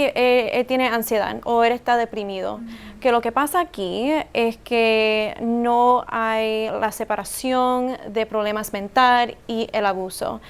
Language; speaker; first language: Spanish; early bilingual, heritage; Spanish